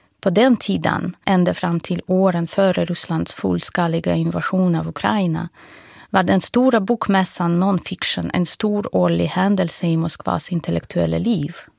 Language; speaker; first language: Swedish; non-native, fluent; Russian